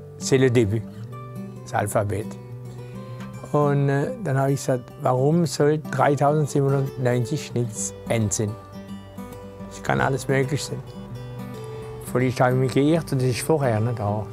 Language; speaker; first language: German; non-native, local second language; Swiss German